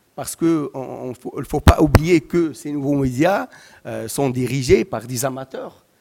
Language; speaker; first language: French; non-native, local second language; Arabic